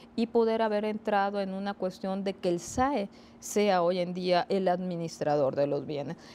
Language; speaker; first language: Spanish; native; Spanish